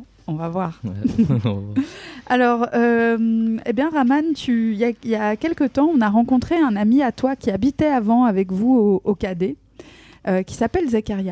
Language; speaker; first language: French; native; French